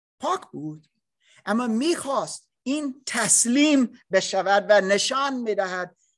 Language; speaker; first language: Persian; non-native, learner; English